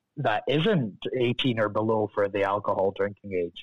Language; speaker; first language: English; native; English